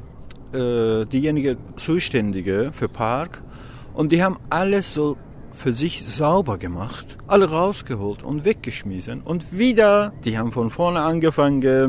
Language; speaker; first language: German; non-native, learner; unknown